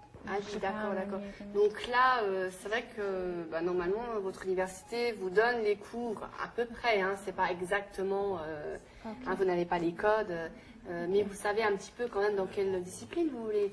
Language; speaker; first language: French; native; French